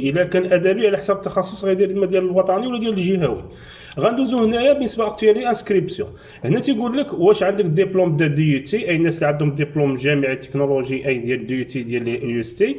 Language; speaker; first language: Arabic; native; Arabic